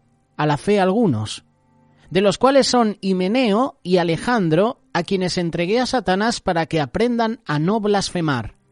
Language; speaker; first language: Spanish; native; Spanish